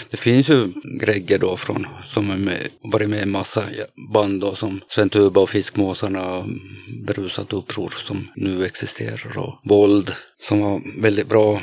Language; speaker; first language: Swedish; native; Swedish